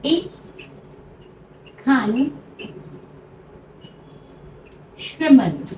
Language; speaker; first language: German; non-native, fluent; Hindi